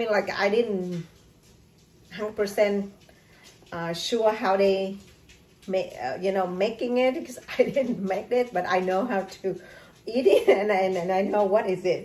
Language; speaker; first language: English; non-native, learner; Vietnamese